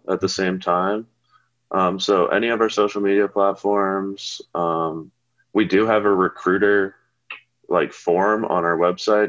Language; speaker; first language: English; native; English